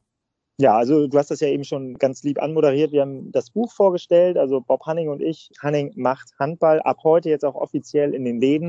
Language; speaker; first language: German; native; German